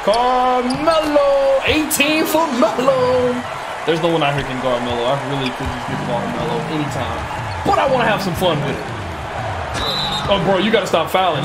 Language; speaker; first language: English; native; English